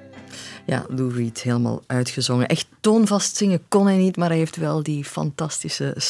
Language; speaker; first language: Dutch; native; Dutch